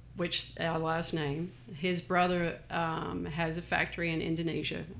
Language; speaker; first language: English; native; English